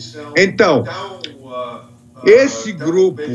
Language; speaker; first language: Portuguese; non-native, fluent; English